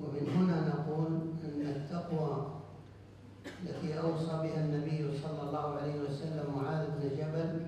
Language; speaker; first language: Arabic; native; Arabic